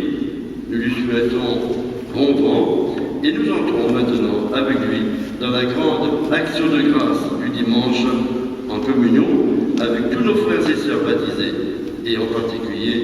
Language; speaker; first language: French; native; French